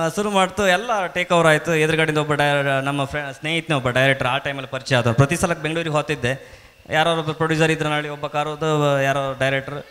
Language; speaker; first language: Kannada; native; Kannada